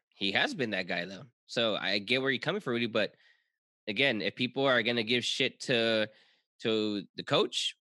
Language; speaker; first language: English; early bilingual, other home language; Spanish